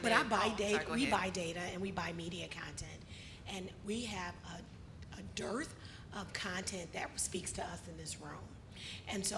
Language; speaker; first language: English; native; English